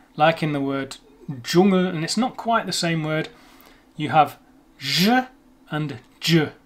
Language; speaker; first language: English; native; English